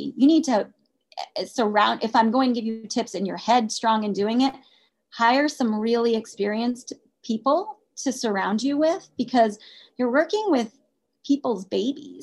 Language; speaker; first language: English; native; English